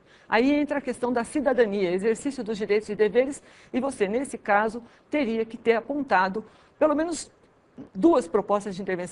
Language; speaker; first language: Portuguese; native; Portuguese